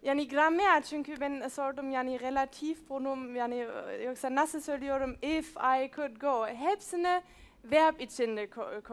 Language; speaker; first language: Turkish; non-native, learner; German